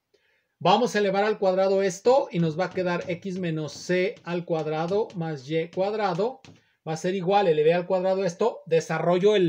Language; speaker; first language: Spanish; native; Spanish